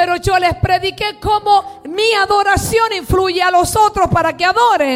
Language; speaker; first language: Spanish; early bilingual, heritage; Spanish